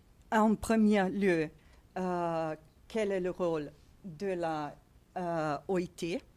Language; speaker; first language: French; non-native, fluent; Portuguese